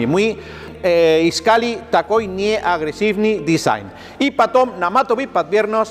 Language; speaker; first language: Russian; non-native, learner; Spanish